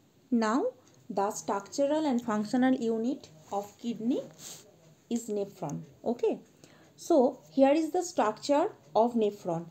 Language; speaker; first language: English; non-native, local second language; Bangla